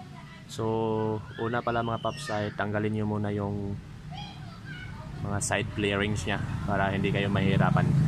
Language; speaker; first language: Filipino; native; Filipino